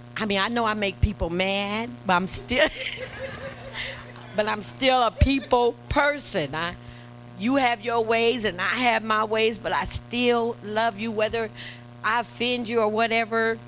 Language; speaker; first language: English; native; English